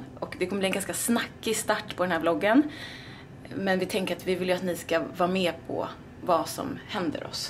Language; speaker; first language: Swedish; native; Swedish